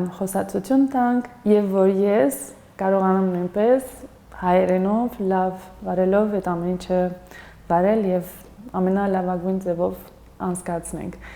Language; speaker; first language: Armenian; non-native, fluent; Spanish